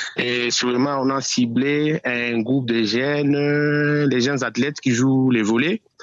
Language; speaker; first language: French; non-native, local second language; Nande